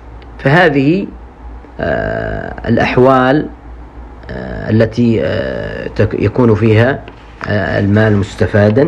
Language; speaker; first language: Arabic; native; Arabic